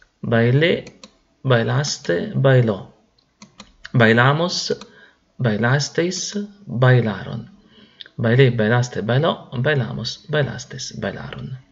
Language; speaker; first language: Spanish; non-native, fluent; Italian